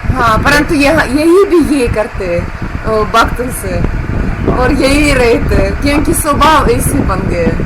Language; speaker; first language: Hindi; non-native, fluent; Russian